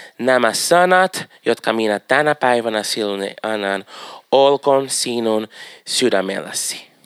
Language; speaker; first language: Finnish; non-native, fluent; Portuguese